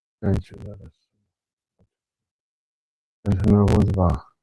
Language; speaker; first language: Polish; native; Polish